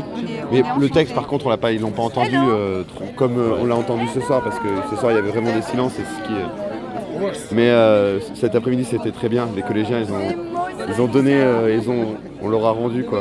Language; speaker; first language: French; native; French